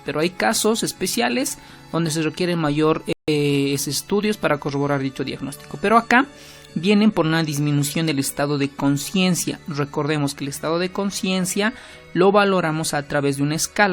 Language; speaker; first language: Spanish; native; Spanish